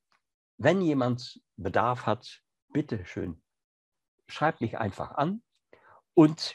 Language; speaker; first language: German; non-native, fluent; French